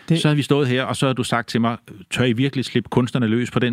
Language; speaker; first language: Danish; native; Danish